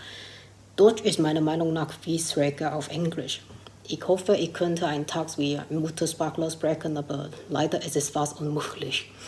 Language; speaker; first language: German; non-native, fluent; Thai